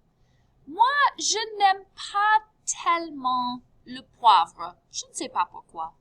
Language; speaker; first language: French; non-native, fluent; English